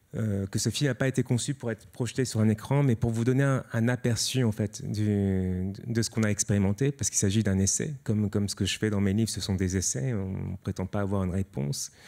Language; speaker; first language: French; native; French